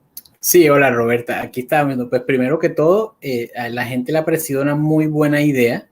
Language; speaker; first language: Spanish; native; Spanish